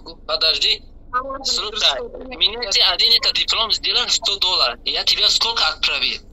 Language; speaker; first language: Russian; non-native, learner; Tajik